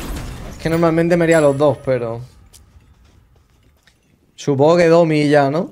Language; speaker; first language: Spanish; native; Spanish